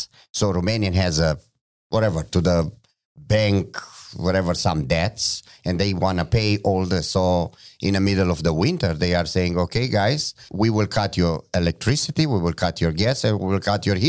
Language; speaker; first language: English; non-native, fluent; Romanian